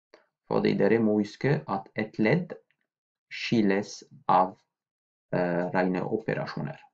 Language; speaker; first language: Norwegian; non-native, fluent; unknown